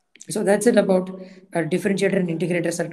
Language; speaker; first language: English; non-native, local second language; Tamil